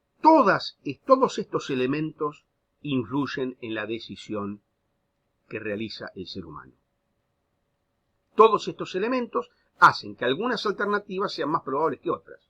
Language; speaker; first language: Spanish; native; Spanish